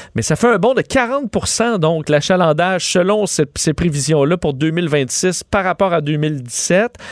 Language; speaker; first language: French; native; French